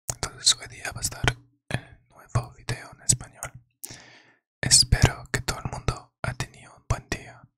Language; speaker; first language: Spanish; non-native, learner; English